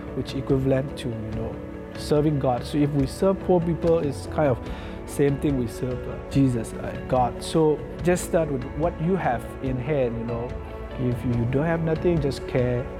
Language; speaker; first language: English; non-native, fluent; Burmese